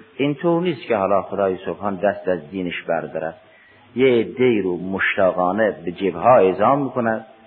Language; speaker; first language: Persian; native; Persian